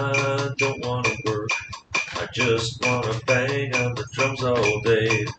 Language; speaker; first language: English; native; English